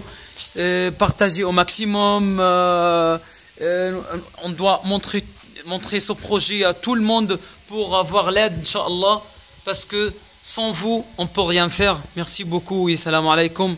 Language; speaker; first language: French; non-native, fluent; Arabic